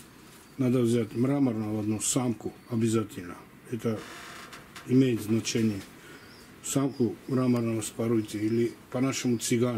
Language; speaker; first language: Russian; non-native, local second language; Georgian